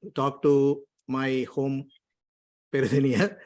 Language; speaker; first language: English; non-native, local second language; Tamil